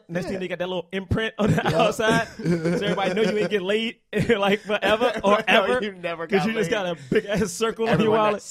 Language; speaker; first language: English; native; English